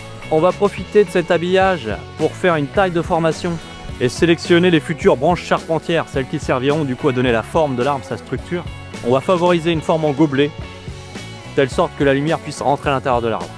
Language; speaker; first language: French; native; French